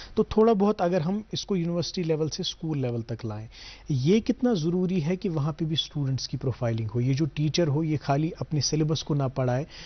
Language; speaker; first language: Hindi; non-native, local second language; Kashmiri